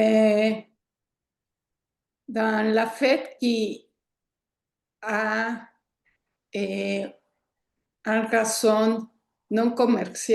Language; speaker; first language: French; non-native, learner; Spanish